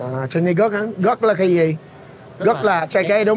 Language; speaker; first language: Vietnamese; non-native, fluent; English